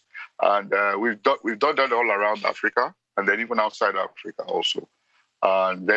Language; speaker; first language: English; non-native, local second language; Yoruba